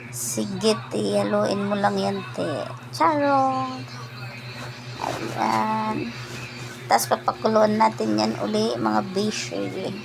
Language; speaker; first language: Filipino; non-native, local second language; Cebuano